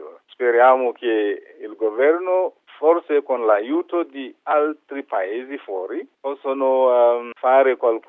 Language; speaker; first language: Italian; non-native, fluent; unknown